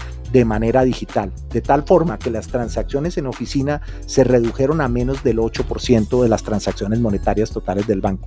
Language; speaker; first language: Spanish; native; Spanish